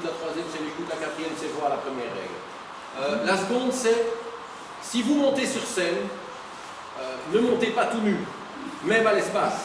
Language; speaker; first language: French; native; French